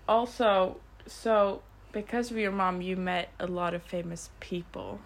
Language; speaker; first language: English; non-native, fluent; Swedish